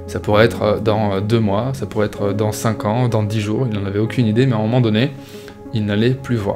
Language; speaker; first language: French; native; French